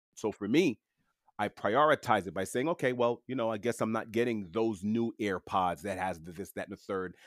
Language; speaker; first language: English; early bilingual, other home language; French